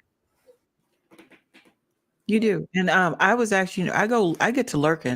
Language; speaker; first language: English; native; English